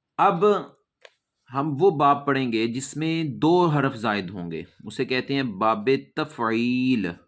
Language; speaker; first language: Urdu; non-native, local second language; Punjabi